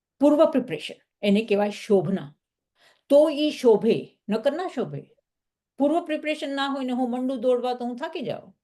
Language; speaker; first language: Gujarati; early bilingual, heritage; Gujarati